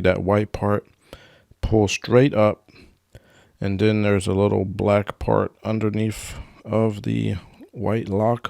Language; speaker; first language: English; native; English